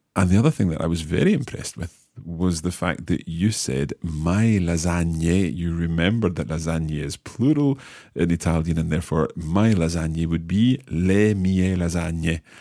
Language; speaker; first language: English; native; English